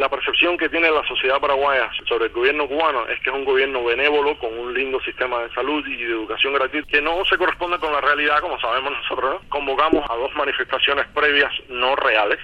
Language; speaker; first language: Spanish; native; Spanish